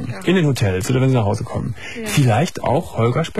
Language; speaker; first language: German; native; German